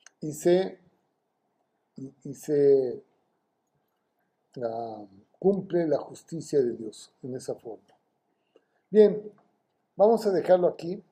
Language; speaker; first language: Spanish; native; Spanish